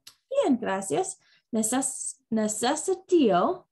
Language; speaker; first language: Spanish; non-native, learner; English